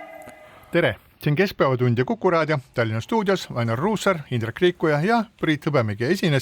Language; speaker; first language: Estonian; native; Estonian